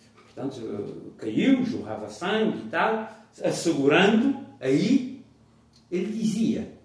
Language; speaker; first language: Portuguese; non-native, local second language; Kabuverdianu